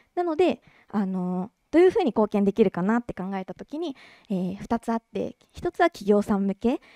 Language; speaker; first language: Japanese; native; Japanese